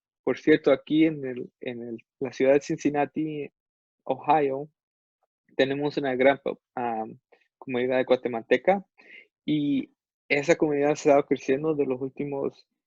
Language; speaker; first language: Spanish; non-native, fluent; English